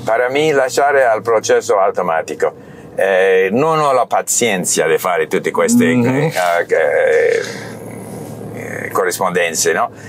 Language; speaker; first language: Italian; non-native, learner; English